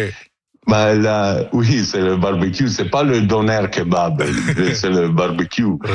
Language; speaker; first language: French; non-native, learner; Italian